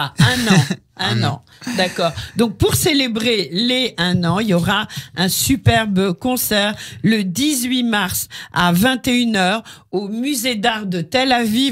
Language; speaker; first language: French; native; French